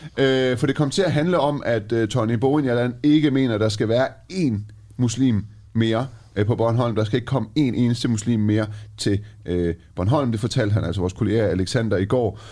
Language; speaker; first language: Danish; early bilingual, other home language; Persian